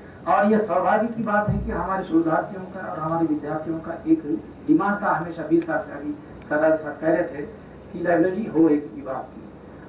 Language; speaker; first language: Hindi; native; Hindi